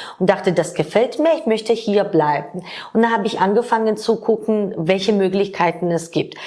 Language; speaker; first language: German; non-native, fluent; Georgian